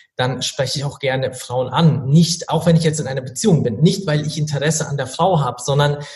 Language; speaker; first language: German; native; German